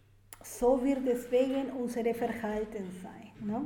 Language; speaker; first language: German; non-native, fluent; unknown